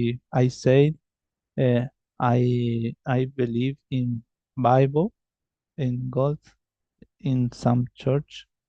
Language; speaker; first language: English; non-native, learner; Spanish